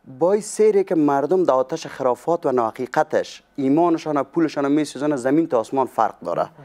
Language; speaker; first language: Persian; native; Persian